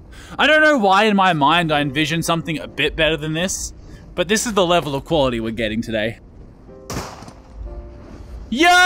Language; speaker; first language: English; native; English